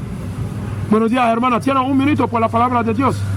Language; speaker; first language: Spanish; non-native, learner; English